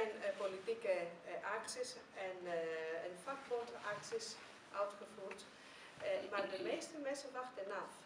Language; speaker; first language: Dutch; non-native, fluent; Greek